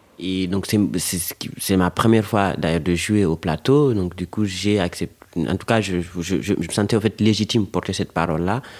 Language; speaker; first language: French; non-native, local second language; Fula